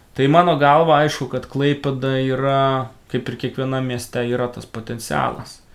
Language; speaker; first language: Lithuanian; native; Lithuanian